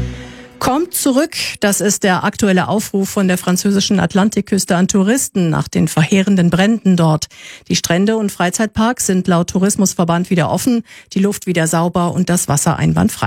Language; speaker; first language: German; native; German